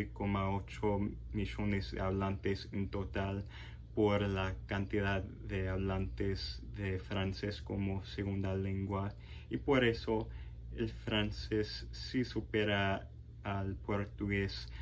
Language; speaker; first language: Spanish; non-native, fluent; English